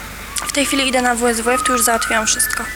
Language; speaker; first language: Polish; native; Polish